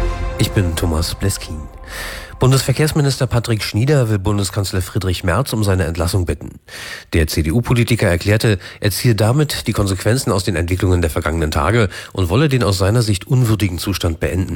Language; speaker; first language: German; native; German